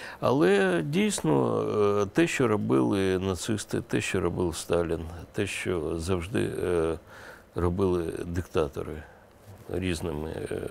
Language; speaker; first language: Ukrainian; non-native, local second language; Russian